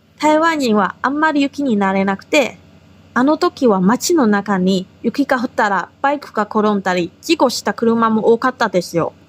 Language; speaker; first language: Japanese; non-native, fluent; Chinese